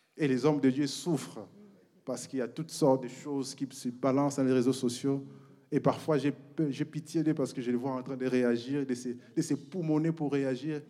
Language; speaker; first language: French; non-native, local second language; Lingala